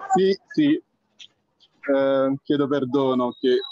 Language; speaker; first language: Italian; early bilingual, other home language; French